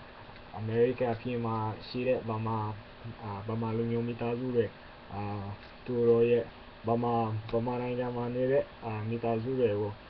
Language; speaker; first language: Burmese; non-native, learner; English